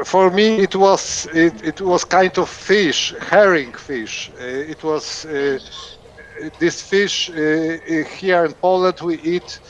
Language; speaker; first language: English; non-native, fluent; Polish